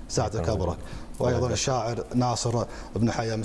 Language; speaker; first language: Arabic; native; Arabic